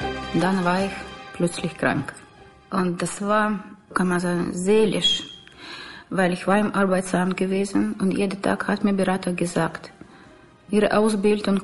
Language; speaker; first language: German; non-native, learner; Russian